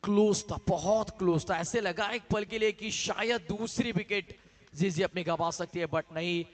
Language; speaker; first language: Hindi; non-native, local second language; Marathi